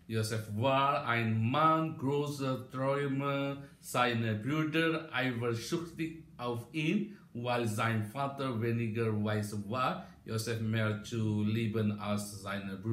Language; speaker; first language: German; non-native, learner; Indonesian